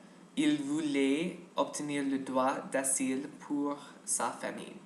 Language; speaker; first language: French; non-native, learner; English